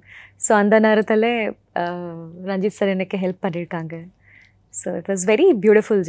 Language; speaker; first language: Tamil; non-native, fluent; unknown